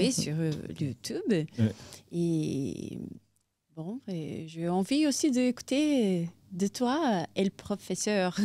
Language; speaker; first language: French; non-native, fluent; Portuguese